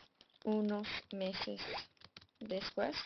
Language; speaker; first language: Spanish; non-native, fluent; English